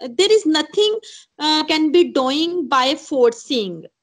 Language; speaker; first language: English; non-native, local second language; Punjabi